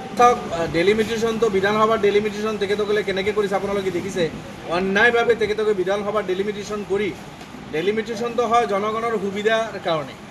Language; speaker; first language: Assamese; non-native, local second language; Bangla